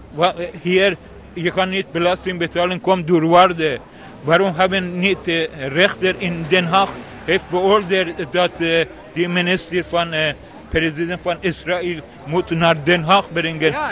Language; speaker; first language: Dutch; non-native, learner; Persian